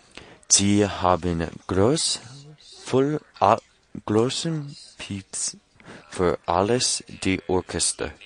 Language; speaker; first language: German; non-native, learner; English